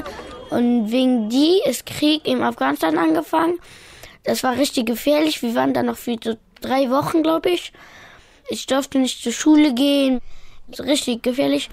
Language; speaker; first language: German; early bilingual, other home language; Pashto